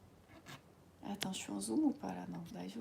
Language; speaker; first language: French; native; French